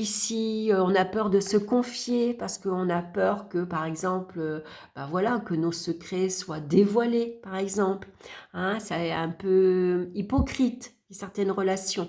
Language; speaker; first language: French; native; French